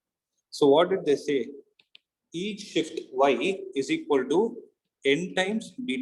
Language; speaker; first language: English; non-native, local second language; Tamil